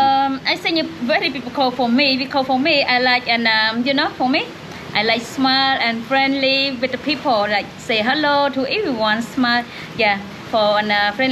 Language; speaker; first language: English; non-native, learner; Khmer